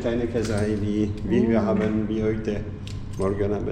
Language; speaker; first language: German; non-native, local second language; French